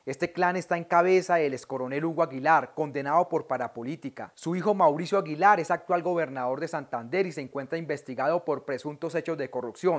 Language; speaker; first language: Spanish; native; Spanish